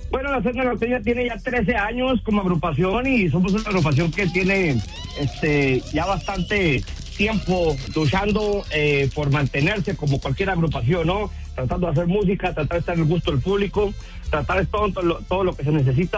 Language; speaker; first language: Spanish; native; Spanish